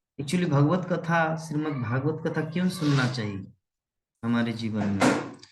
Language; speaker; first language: Hindi; non-native, local second language; Bangla